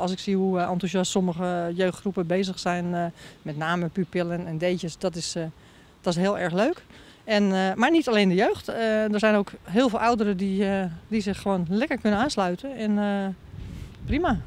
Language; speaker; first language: Dutch; native; Dutch